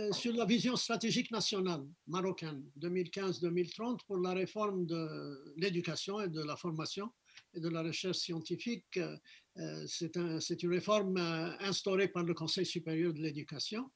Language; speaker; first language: French; non-native, local second language; Arabic